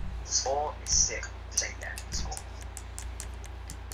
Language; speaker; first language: English; native; English